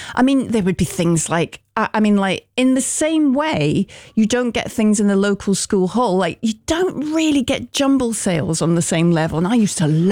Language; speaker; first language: English; native; English